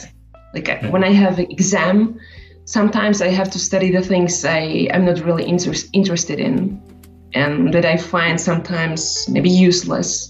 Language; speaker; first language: English; non-native, fluent; Slovak